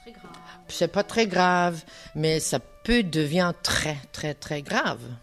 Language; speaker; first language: French; non-native, learner; Dutch